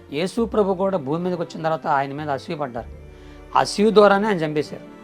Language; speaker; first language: Telugu; non-native, local second language; Koya